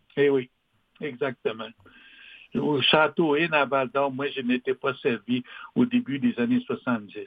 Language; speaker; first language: French; non-native, local second language; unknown